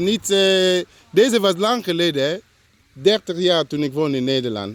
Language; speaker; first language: Dutch; non-native, learner; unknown